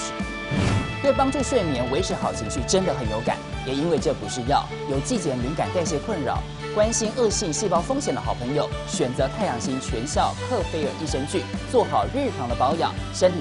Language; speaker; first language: Chinese; native; Chinese